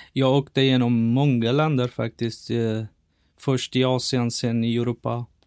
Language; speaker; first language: Swedish; non-native, fluent; Persian